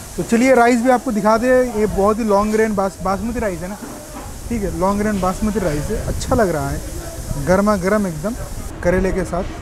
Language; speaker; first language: Hindi; non-native, local second language; Bangla